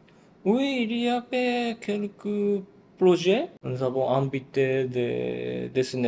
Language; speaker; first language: French; non-native, learner; Japanese